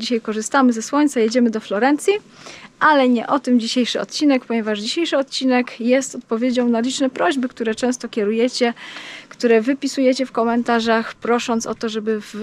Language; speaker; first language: Polish; native; Polish